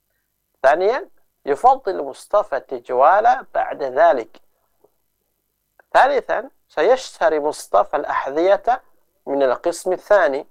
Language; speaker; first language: Arabic; non-native, fluent; Indonesian